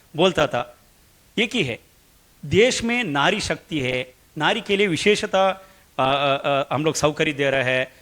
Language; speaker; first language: Hindi; non-native, local second language; Kannada